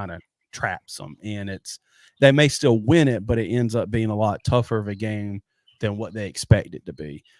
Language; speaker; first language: English; native; English